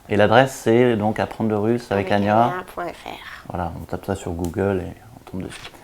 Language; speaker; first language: French; native; French